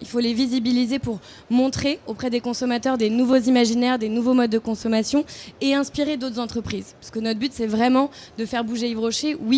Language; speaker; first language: French; native; French